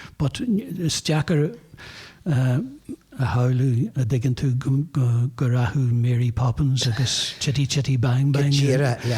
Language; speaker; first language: Irish; non-native, local second language; English